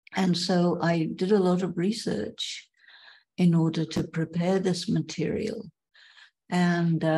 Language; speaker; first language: English; native; English